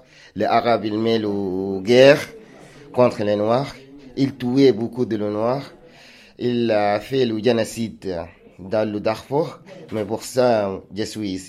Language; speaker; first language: French; non-native, learner; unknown